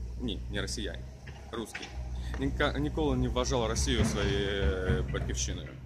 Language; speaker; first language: Ukrainian; non-native, local second language; Russian